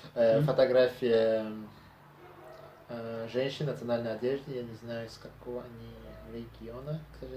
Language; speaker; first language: Russian; non-native, local second language; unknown